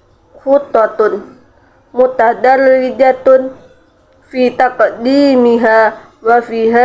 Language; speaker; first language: Arabic; non-native, learner; Indonesian